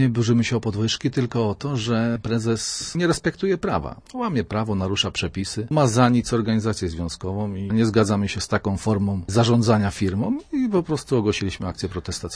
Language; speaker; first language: Polish; native; Polish